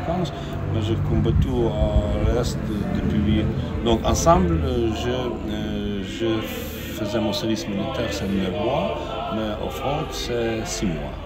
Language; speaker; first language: French; non-native, learner; Ukrainian